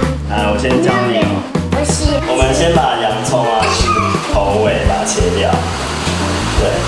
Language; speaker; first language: Chinese; native; Chinese